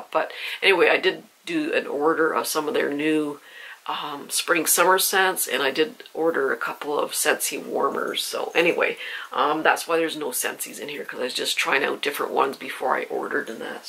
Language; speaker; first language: English; native; English